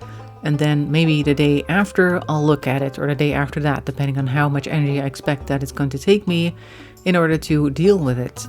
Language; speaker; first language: English; non-native, fluent; Dutch